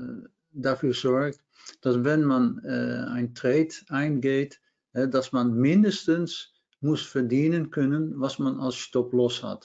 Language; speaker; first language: German; non-native, learner; Dutch